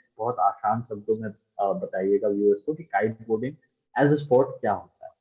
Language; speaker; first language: Hindi; native; Hindi